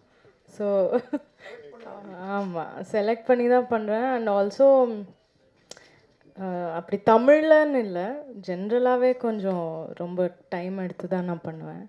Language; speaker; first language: Tamil; non-native, local second language; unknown